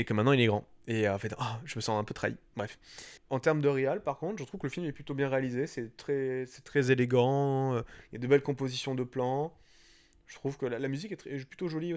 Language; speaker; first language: French; native; French